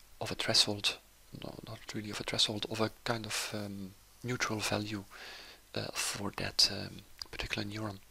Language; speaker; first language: English; non-native, fluent; Dutch